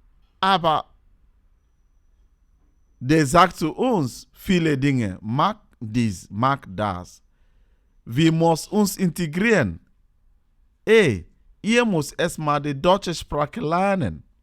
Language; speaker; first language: German; non-native, learner; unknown